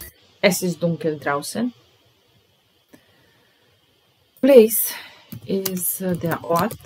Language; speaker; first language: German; non-native, fluent; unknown